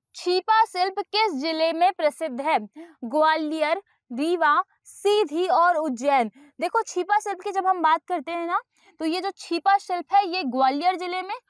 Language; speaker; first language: Hindi; native; Hindi